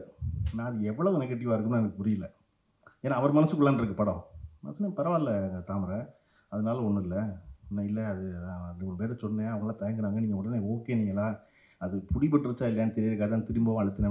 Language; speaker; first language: Tamil; native; Tamil